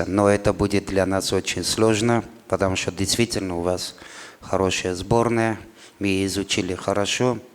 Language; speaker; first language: Russian; non-native, fluent; Armenian